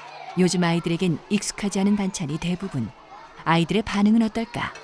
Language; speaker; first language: Korean; native; Korean